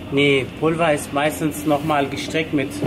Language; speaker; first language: German; native; German